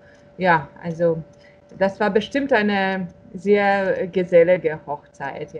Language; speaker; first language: German; non-native, fluent; Russian